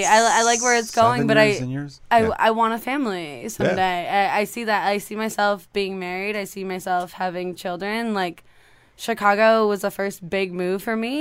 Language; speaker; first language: English; native; English